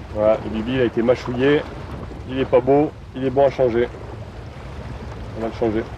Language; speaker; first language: French; native; French